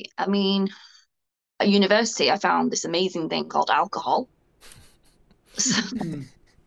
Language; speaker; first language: English; native; English